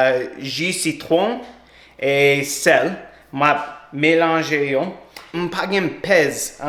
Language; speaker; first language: Haitian Creole; non-native, learner; English